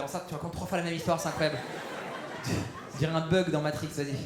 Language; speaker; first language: French; native; French